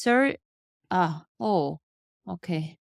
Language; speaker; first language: French; non-native, learner; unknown